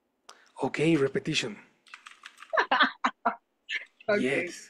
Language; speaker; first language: English; non-native, fluent; Spanish